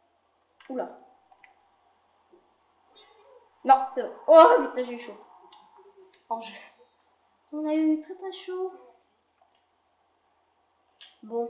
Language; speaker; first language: French; native; French